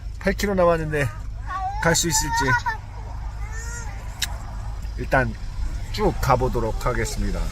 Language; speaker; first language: Korean; native; Korean